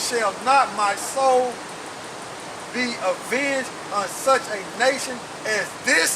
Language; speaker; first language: English; native; English